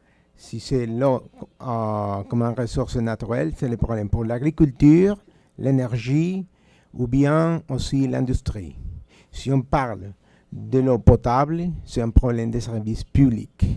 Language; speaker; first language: French; non-native, fluent; Spanish